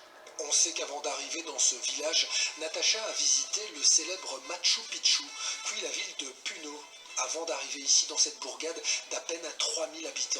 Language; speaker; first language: French; native; French